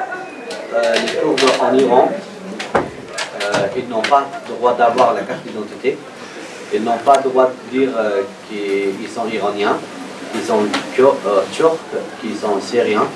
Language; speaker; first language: French; non-native, fluent; Persian